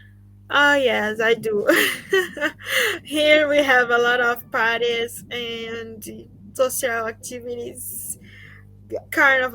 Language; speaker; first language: English; non-native, learner; Portuguese